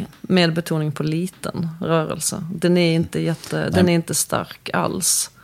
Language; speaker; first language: Swedish; early bilingual, other home language; Polish